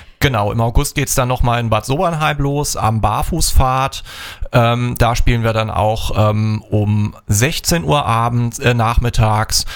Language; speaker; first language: German; native; German